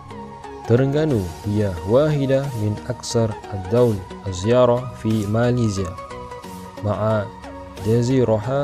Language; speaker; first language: Arabic; non-native, learner; Malay